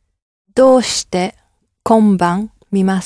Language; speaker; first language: Japanese; non-native, learner; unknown